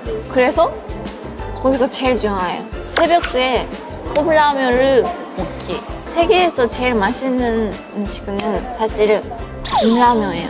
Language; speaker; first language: Korean; non-native, fluent; Japanese